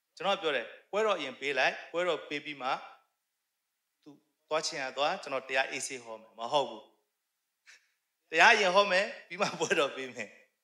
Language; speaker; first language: Burmese; non-native, local second language; Tedim Chin